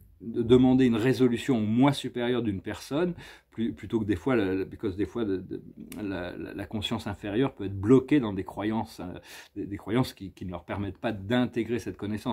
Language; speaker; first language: French; native; French